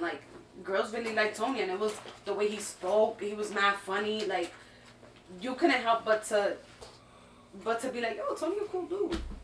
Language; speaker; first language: English; early bilingual, other home language; Spanish